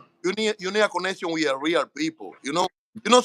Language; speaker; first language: English; non-native, learner; Spanish